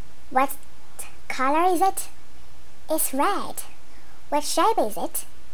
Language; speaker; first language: English; non-native, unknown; Vietnamese